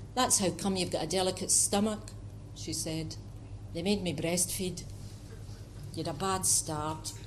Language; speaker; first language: English; native; English